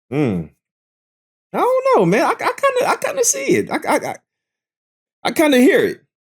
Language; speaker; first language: English; native; English